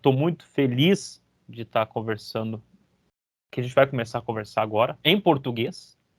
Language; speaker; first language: Portuguese; native; Portuguese